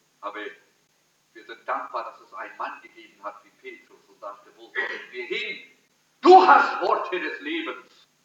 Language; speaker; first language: German; early bilingual, heritage; German